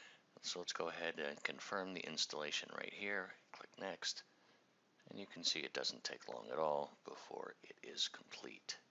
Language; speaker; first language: English; native; English